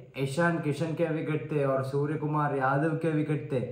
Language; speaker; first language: Hindi; non-native, learner; Sinhala